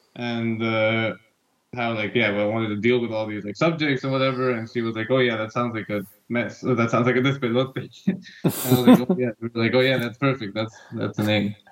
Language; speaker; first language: English; non-native, fluent; Spanish